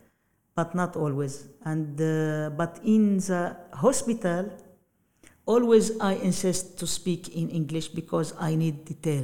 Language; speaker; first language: English; non-native, learner; Arabic